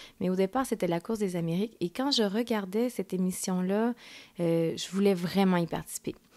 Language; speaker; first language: French; early bilingual, other home language; Spanish